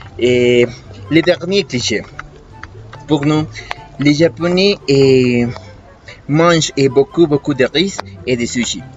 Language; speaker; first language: French; non-native, learner; Spanish